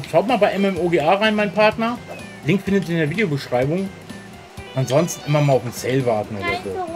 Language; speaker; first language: German; native; German